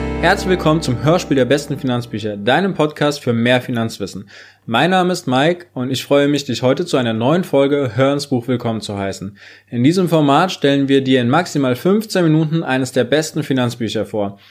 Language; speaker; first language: German; native; German